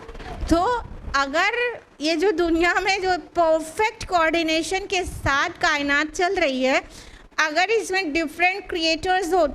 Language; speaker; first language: Urdu; native; Urdu